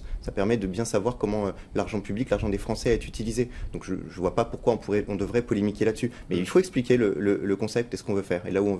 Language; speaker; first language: French; native; French